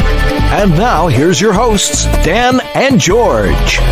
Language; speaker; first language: English; native; English